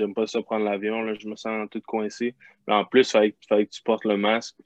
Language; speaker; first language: French; native; French